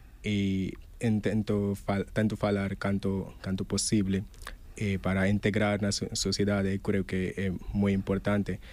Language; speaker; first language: Galician; non-native, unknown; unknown